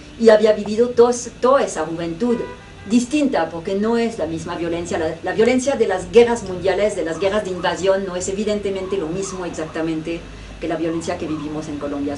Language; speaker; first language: Spanish; non-native, fluent; French